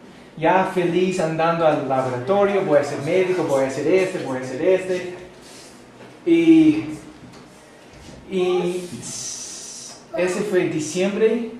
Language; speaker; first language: Spanish; non-native, fluent; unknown